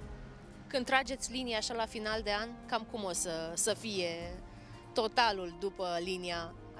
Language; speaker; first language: Romanian; native; Romanian